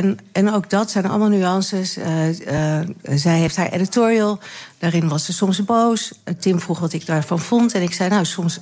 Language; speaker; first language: Dutch; native; Dutch